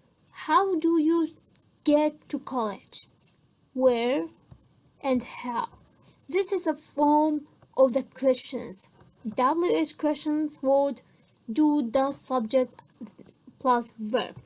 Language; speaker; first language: English; non-native, fluent; Central Kurdish